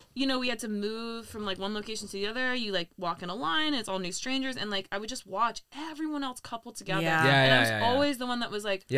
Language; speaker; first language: English; native; English